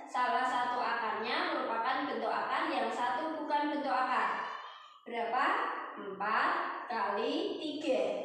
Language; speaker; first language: Indonesian; native; Indonesian